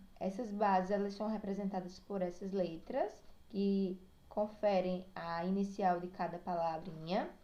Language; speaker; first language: Portuguese; native; Portuguese